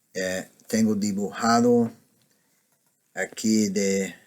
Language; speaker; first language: Spanish; non-native, fluent; English